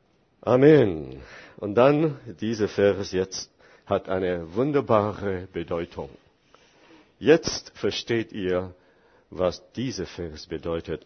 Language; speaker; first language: German; non-native, fluent; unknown